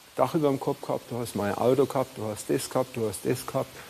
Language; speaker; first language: German; non-native, fluent; Slovenian